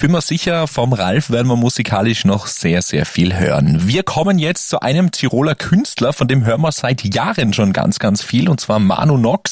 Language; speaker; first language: German; native; German